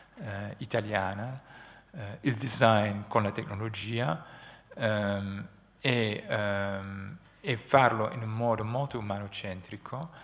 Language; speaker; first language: Italian; non-native, fluent; Dutch